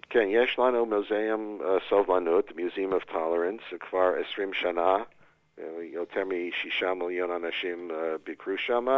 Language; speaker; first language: Hebrew; non-native, fluent; English